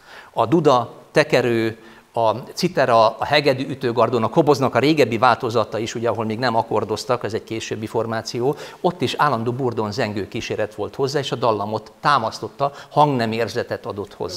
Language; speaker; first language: Hungarian; native; Hungarian